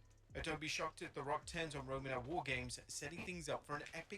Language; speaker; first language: English; native; English